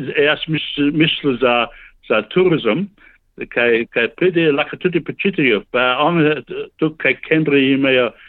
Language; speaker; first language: Slovenian; early bilingual, heritage; Slovenian